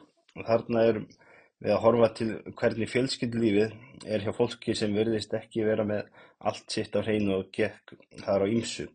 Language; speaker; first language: Icelandic; native; Icelandic